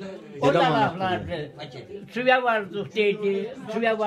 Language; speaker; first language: Turkish; native; Turkish